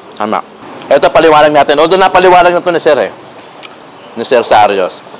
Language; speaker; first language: Filipino; native; Filipino